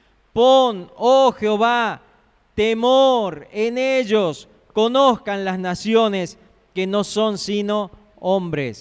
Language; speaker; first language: Spanish; native; Spanish